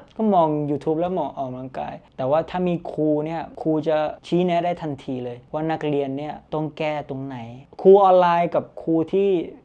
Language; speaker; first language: Thai; early bilingual, other home language; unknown